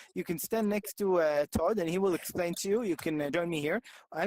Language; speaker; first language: English; non-native, fluent; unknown